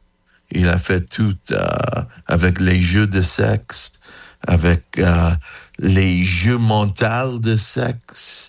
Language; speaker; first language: French; non-native, learner; English